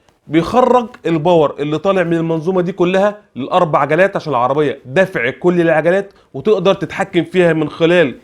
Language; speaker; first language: Arabic; native; Arabic